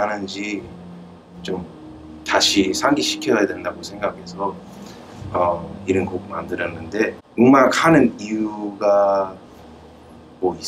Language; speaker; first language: Korean; early bilingual, heritage; Korean